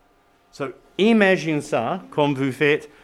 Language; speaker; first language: French; non-native, learner; English